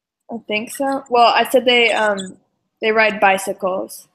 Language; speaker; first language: English; native; English